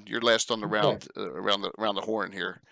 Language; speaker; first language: English; native; English